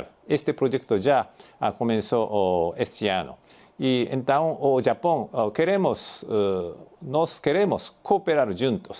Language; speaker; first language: Portuguese; non-native, fluent; Japanese